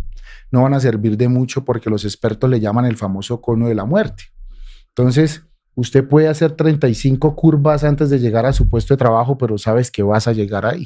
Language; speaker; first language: Spanish; native; Spanish